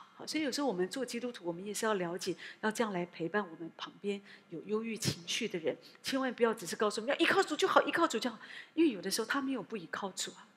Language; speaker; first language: Chinese; native; Chinese